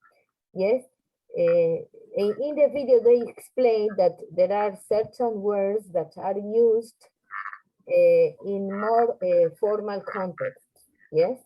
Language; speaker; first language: English; non-native, fluent; Spanish